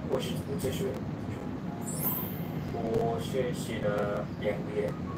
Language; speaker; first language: Chinese; non-native, learner; Japanese